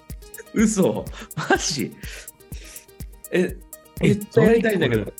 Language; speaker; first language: Japanese; native; Japanese